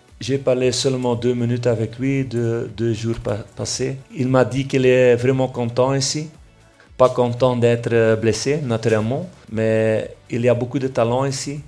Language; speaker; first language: French; non-native, local second language; Dutch